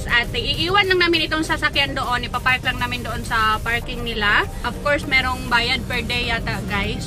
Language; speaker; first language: Filipino; native; Filipino